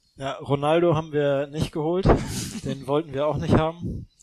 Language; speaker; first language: German; native; German